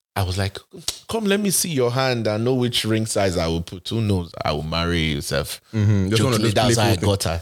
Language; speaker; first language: English; non-native, local second language; Bini